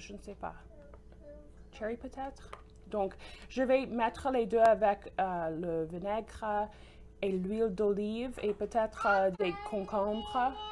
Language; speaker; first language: French; non-native, fluent; English